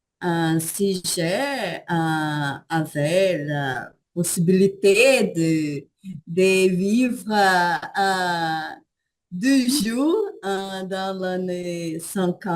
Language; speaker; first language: French; non-native, learner; Portuguese